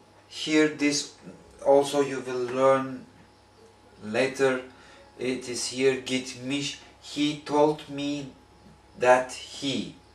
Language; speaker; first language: English; non-native, fluent; Turkish